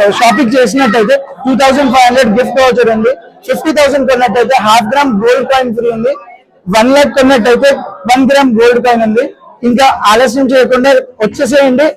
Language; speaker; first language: Telugu; native; Telugu